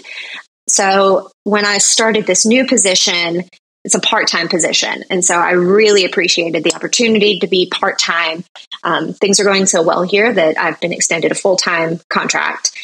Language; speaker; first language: English; native; English